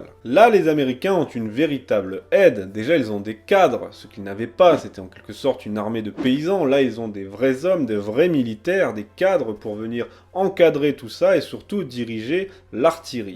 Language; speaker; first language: French; native; French